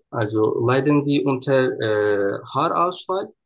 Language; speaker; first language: German; non-native, learner; Turkish